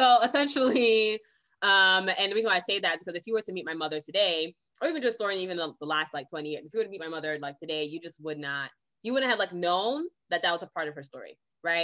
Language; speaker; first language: English; native; English